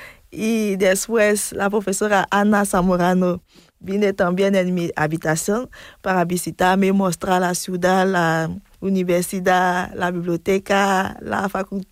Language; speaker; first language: Spanish; non-native, fluent; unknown